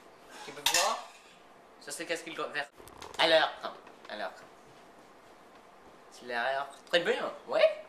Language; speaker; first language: French; non-native, learner; English